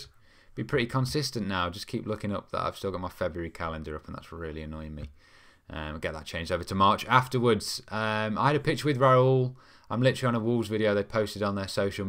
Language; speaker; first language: English; native; English